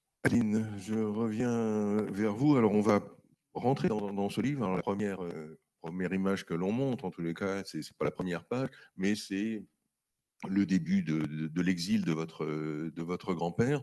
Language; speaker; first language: French; native; French